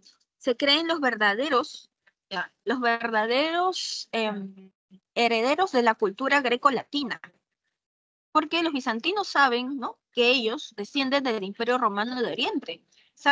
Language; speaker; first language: Spanish; native; Spanish